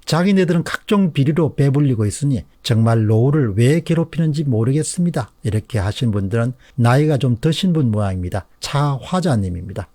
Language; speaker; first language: Korean; native; Korean